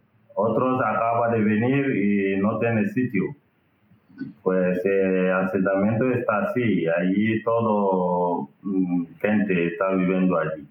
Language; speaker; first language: Spanish; non-native, learner; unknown